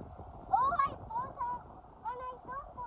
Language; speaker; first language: Spanish; early bilingual, heritage; Spanish